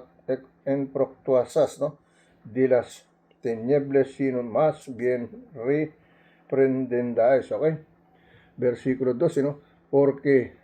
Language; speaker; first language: Spanish; non-native, learner; Filipino